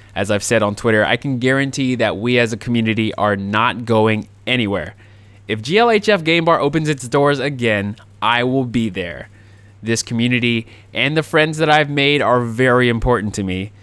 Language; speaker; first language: English; native; English